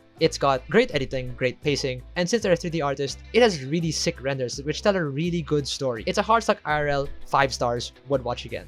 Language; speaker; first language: English; native; English